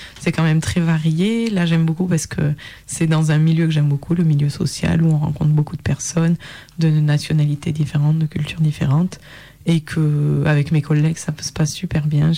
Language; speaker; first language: French; native; French